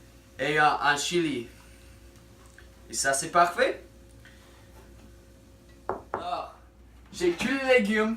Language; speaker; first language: French; non-native, learner; English